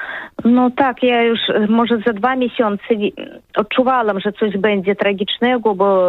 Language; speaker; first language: Polish; non-native, learner; Russian